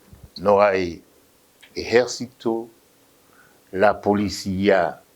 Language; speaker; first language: Spanish; non-native, fluent; French